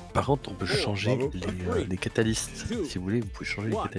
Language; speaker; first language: French; native; French